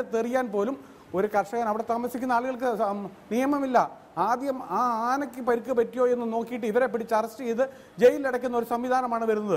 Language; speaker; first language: Malayalam; native; Malayalam